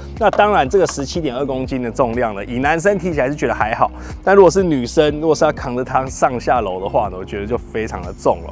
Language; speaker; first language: Chinese; native; Chinese